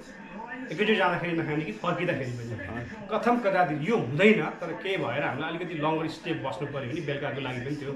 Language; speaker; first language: Nepali; native; Nepali